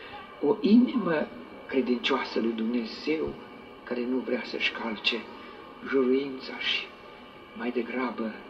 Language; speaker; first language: Romanian; native; Romanian